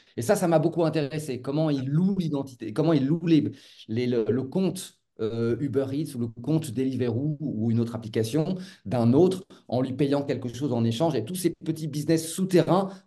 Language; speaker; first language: French; native; French